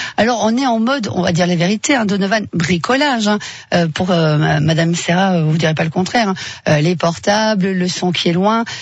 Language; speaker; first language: French; native; French